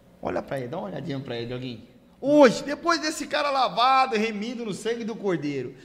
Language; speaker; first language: Portuguese; native; Portuguese